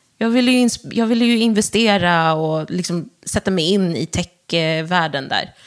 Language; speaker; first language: Swedish; early bilingual, other home language; Wolof